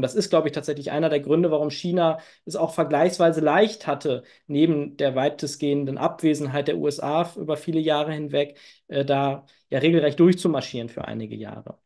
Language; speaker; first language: German; native; German